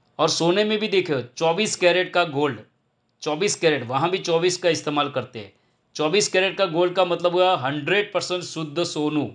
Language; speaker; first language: Hindi; non-native, local second language; Gujarati